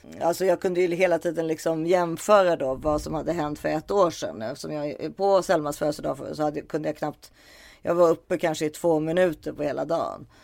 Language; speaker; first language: Swedish; native; Swedish